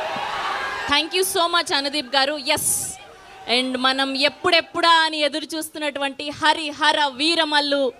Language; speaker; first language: Telugu; native; Telugu